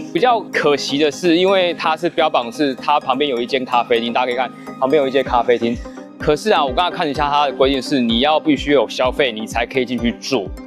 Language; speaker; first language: Chinese; native; Chinese